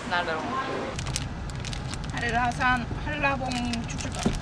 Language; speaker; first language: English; non-native, fluent; Korean